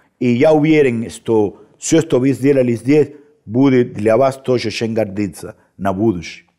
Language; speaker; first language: Russian; non-native, fluent; Spanish